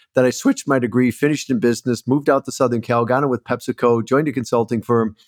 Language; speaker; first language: English; native; English